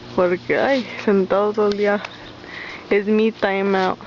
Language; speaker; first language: Spanish; early bilingual, other home language; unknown